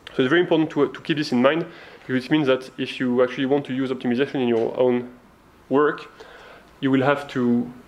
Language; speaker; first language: English; non-native, fluent; French